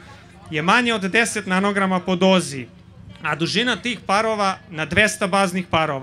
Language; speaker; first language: Serbian; native; Serbian